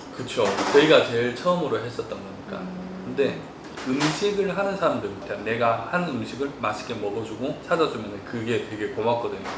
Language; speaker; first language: Korean; early bilingual, heritage; Korean